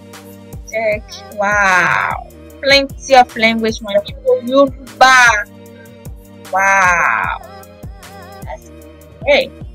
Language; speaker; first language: English; non-native, fluent; French